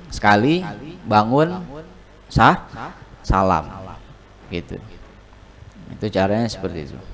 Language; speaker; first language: Indonesian; native; Indonesian